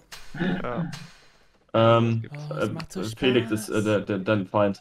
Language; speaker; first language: German; native; German